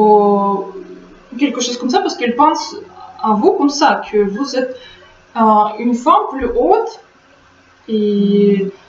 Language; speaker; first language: French; non-native, fluent; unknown